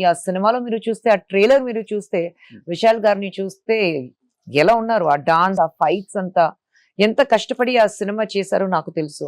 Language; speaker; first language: Telugu; non-native, local second language; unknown